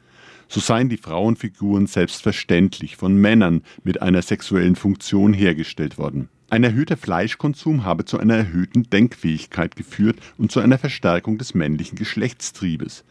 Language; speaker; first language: German; native; German